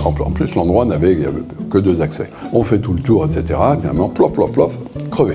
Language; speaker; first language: French; native; French